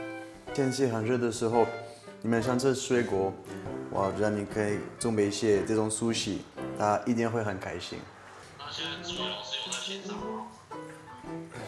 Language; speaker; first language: Chinese; non-native, fluent; French